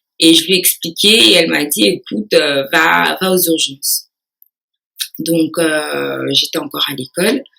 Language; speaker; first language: French; early bilingual, other home language; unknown